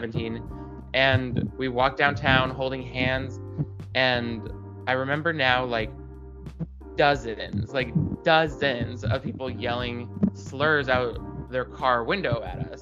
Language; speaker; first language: English; native; English